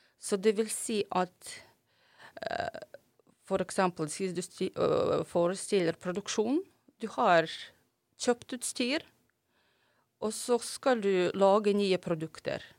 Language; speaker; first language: Norwegian; non-native, fluent; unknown